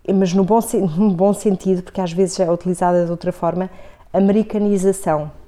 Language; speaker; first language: Portuguese; native; Portuguese